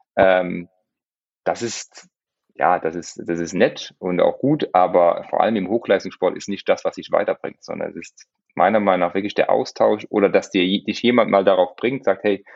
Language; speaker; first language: German; non-native, local second language; Luxembourgish